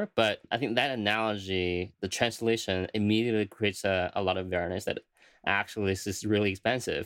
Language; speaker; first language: English; non-native, fluent; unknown